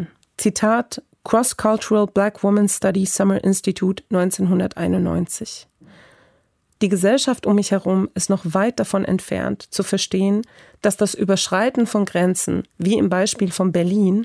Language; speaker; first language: German; non-native, fluent; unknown